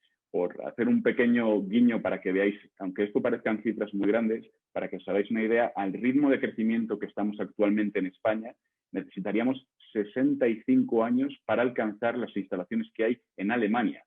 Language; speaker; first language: Spanish; native; Spanish